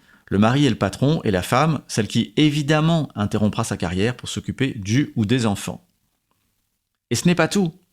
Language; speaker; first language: French; native; French